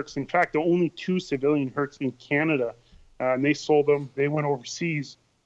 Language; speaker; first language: English; native; English